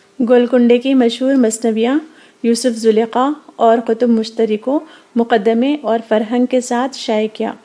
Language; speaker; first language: Urdu; native; Urdu